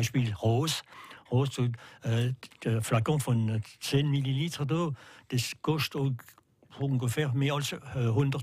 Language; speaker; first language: German; non-native, learner; French